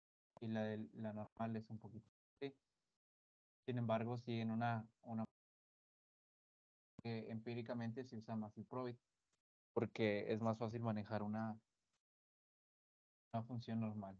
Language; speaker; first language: Spanish; native; Spanish